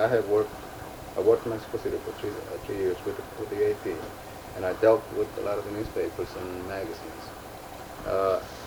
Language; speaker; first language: English; native; English